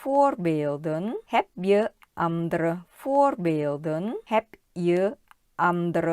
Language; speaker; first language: Dutch; non-native, learner; Thai